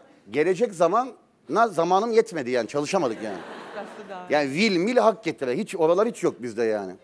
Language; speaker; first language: Turkish; native; Turkish